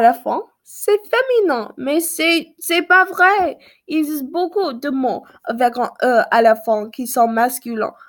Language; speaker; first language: French; non-native, learner; English